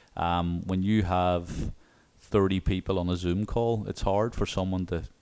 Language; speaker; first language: English; native; English